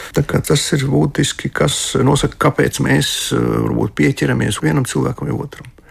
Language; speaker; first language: Latvian; non-native, local second language; Russian